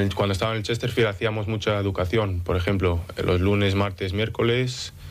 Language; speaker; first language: Spanish; early bilingual, other home language; English